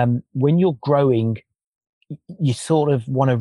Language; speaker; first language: English; native; English